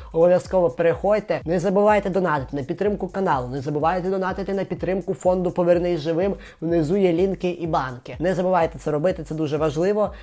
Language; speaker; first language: Ukrainian; native; Ukrainian